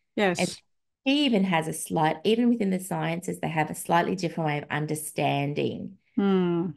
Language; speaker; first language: English; native; English